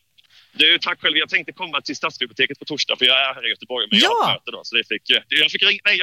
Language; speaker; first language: Swedish; native; Swedish